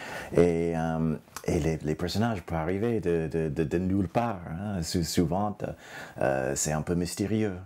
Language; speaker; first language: French; non-native, fluent; English